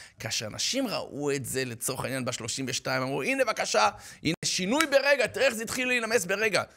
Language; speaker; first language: Hebrew; native; Hebrew